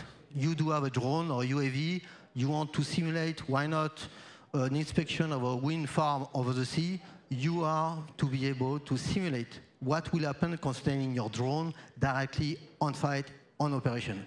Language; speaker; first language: English; non-native, fluent; French